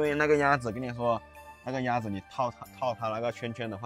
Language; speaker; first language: Chinese; native; Chinese